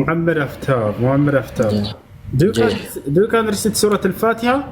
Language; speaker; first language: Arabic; non-native, learner; Amharic